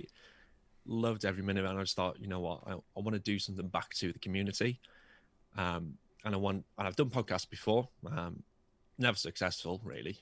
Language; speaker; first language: English; native; English